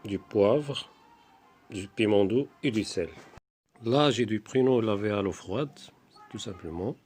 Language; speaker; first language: French; non-native, local second language; Arabic